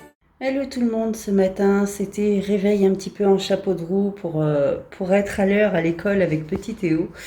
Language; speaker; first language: French; native; French